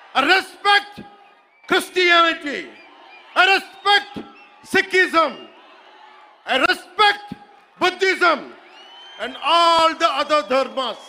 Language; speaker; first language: English; non-native, local second language; Telugu